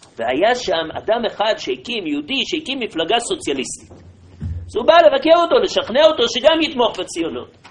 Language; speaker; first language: Hebrew; native; Hebrew